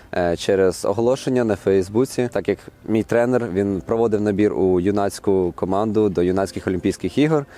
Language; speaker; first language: Ukrainian; native; Ukrainian